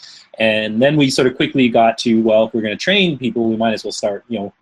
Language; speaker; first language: English; native; English